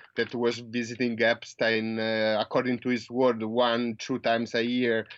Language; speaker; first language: English; non-native, fluent; Italian